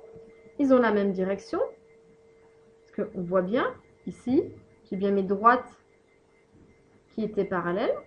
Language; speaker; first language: French; native; French